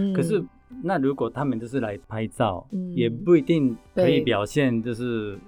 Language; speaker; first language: Chinese; non-native, fluent; Japanese